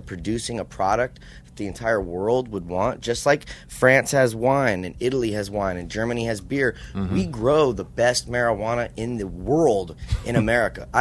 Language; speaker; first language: English; native; English